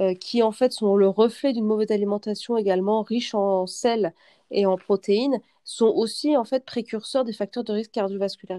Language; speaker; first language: French; native; French